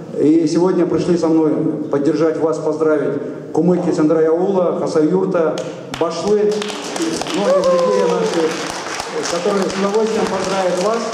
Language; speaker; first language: Russian; non-native, local second language; Kumyk